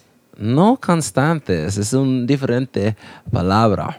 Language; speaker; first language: Spanish; non-native, learner; English